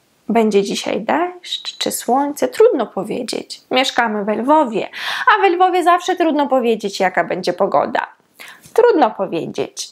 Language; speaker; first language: Polish; non-native, fluent; Ukrainian